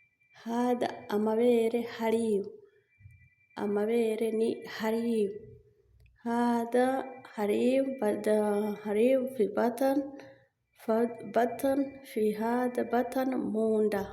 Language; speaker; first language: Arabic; non-native, learner; Rundi